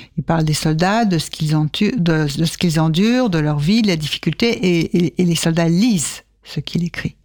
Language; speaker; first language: French; native; French